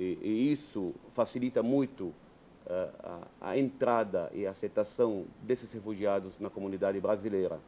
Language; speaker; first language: Portuguese; non-native, fluent; Arabic